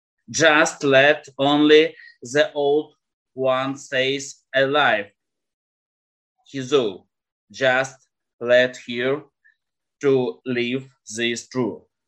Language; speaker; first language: English; non-native, learner; Ukrainian